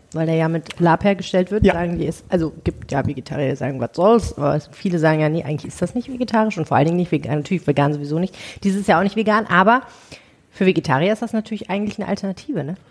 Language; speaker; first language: German; native; German